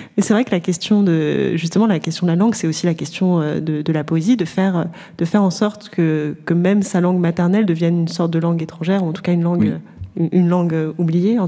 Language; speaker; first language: French; native; French